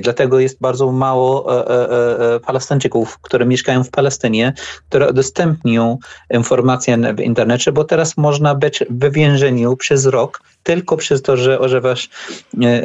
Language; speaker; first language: Polish; non-native, learner; Arabic